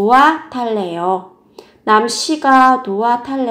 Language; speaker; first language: Korean; non-native, fluent; Vietnamese